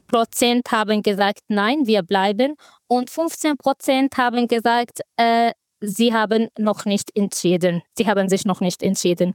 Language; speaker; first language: German; non-native, fluent; Arabic